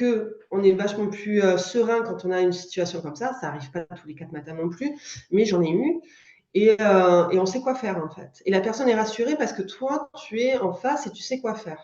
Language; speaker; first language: French; native; French